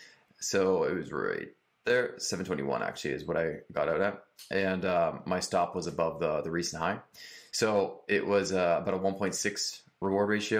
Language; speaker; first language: English; native; English